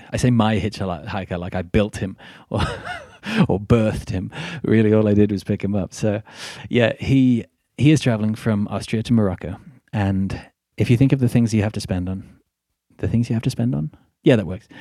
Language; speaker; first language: English; native; English